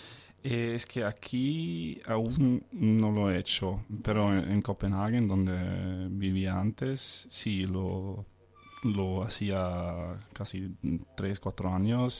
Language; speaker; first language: Spanish; non-native, fluent; Danish